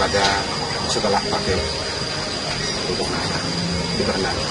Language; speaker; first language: Indonesian; native; Indonesian